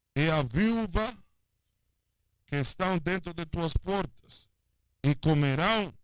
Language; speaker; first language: Portuguese; non-native, learner; Spanish